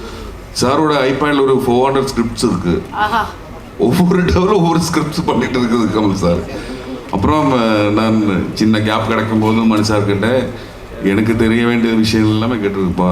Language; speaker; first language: Tamil; non-native, learner; Malayalam